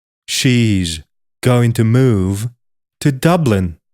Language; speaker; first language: English; non-native, fluent; Polish